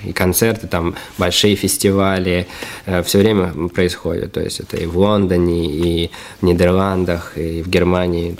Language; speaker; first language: Russian; native; Russian